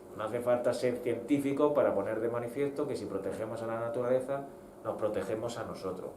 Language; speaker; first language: Spanish; native; Spanish